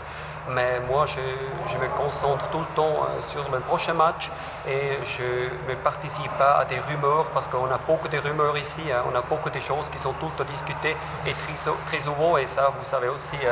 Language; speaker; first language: French; non-native, fluent; German